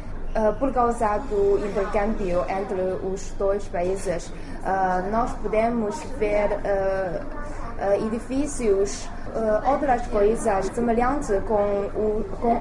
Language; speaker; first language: Portuguese; non-native, learner; Chinese